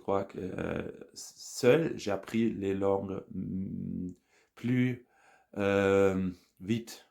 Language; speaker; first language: French; non-native, learner; German